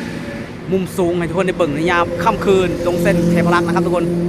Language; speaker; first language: Thai; non-native, local second language; Northeastern Thai